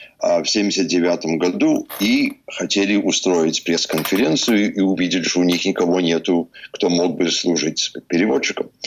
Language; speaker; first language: Russian; early bilingual, heritage; Russian